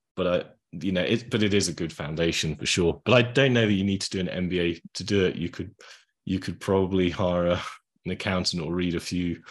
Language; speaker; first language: English; native; English